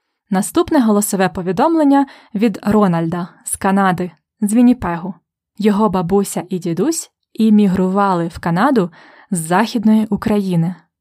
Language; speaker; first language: Ukrainian; native; Ukrainian